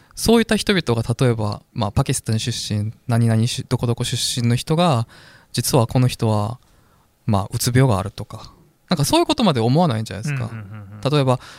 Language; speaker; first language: Japanese; non-native, fluent; Korean